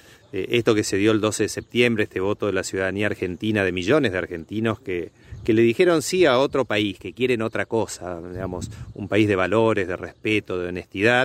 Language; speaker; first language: Spanish; native; Spanish